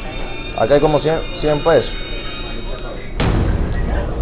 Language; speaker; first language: Spanish; native; Spanish